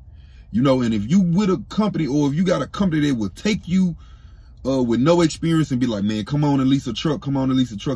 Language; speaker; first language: English; native; English